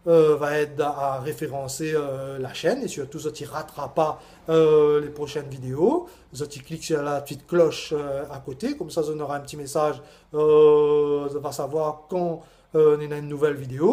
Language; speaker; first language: French; non-native, local second language; Réunion Creole French